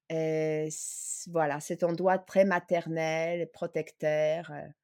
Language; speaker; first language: French; non-native, fluent; Polish